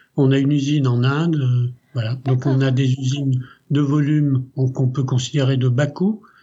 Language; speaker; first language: French; early bilingual, other home language; Italian